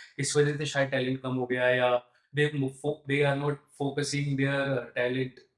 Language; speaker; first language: Hindi; native; Hindi